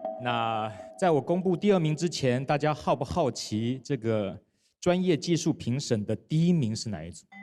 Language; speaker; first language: Chinese; native; Chinese